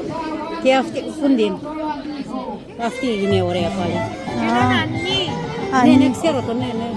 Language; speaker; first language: Greek; non-native, learner; Bulgarian